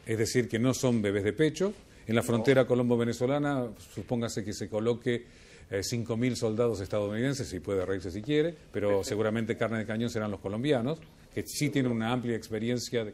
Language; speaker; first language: Spanish; native; Spanish